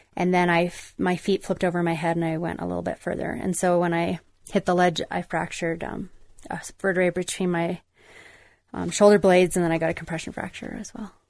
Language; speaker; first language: English; native; English